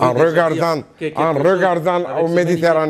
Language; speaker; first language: French; non-native, fluent; Turkish